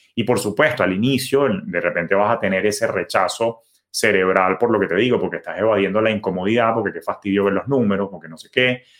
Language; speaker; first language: Spanish; native; Spanish